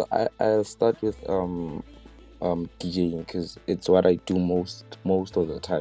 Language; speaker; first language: English; non-native, local second language; Southern Sotho